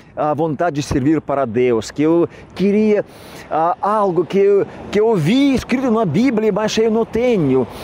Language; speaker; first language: Portuguese; non-native, learner; Russian